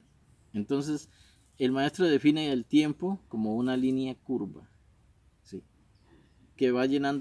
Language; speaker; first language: Spanish; native; Spanish